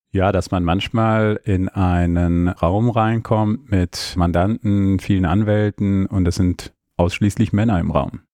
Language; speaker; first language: German; early bilingual, other home language; Armenian